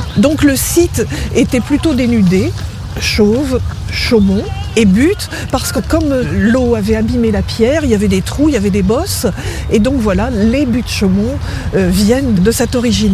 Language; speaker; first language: French; native; French